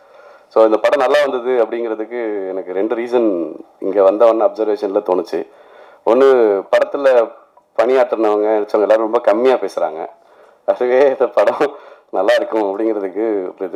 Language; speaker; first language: Tamil; native; Tamil